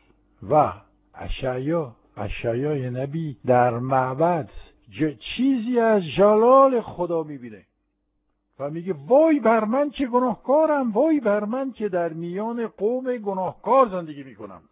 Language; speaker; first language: Persian; non-native, fluent; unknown